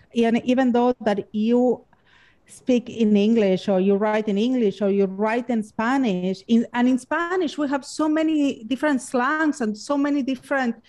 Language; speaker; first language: English; non-native, fluent; Spanish